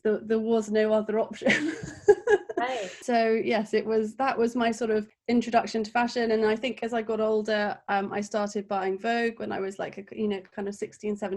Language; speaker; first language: English; native; English